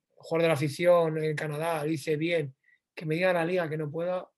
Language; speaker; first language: Spanish; native; Spanish